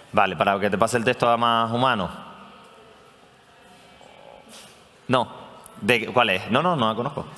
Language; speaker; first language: Spanish; native; Spanish